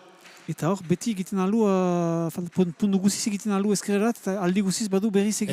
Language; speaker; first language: Basque; native; Basque